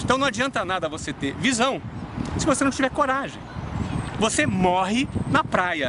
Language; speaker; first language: Portuguese; native; Portuguese